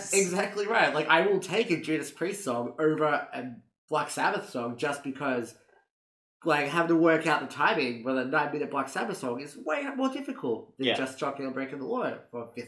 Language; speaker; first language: English; native; English